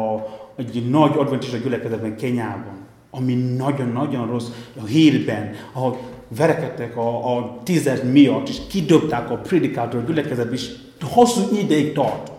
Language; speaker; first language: Hungarian; non-native, fluent; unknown